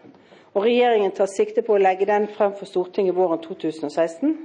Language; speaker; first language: Norwegian; native; Norwegian